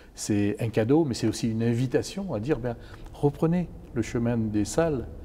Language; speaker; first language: French; native; French